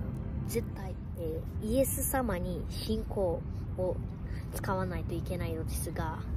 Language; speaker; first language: Japanese; early bilingual, other home language; Portuguese